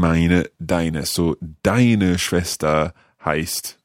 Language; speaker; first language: German; non-native, learner; English